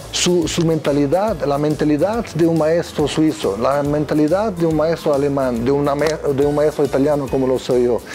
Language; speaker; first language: Spanish; non-native, fluent; German